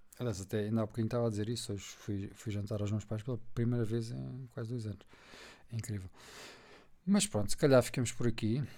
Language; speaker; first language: Portuguese; native; Portuguese